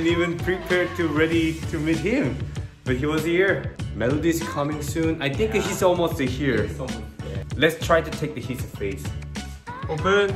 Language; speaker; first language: English; non-native, learner; Korean